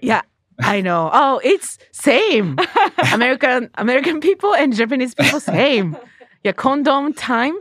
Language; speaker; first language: English; non-native, learner; Japanese